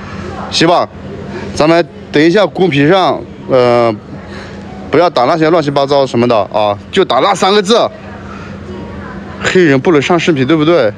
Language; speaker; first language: Chinese; native; Chinese